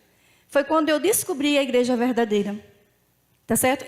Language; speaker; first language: Portuguese; native; Portuguese